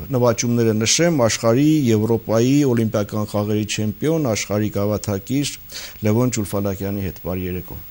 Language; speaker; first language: Armenian; native; Armenian